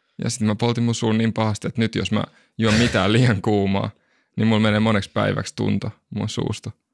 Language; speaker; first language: Finnish; native; Finnish